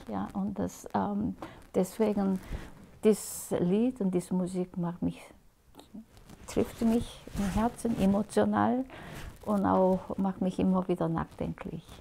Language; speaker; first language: German; non-native, fluent; Korean